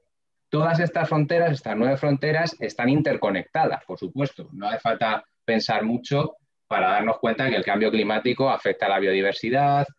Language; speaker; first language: Spanish; native; Spanish